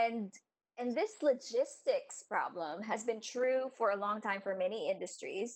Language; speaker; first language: English; non-native, local second language; Filipino